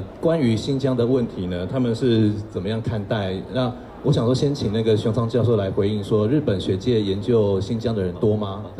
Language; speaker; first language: Chinese; native; Chinese